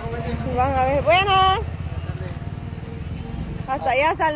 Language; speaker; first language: Spanish; native; Spanish